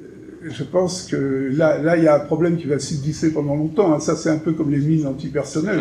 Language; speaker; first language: French; native; French